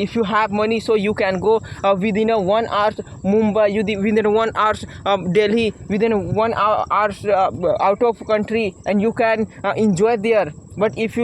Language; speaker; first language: English; non-native, learner; Hindi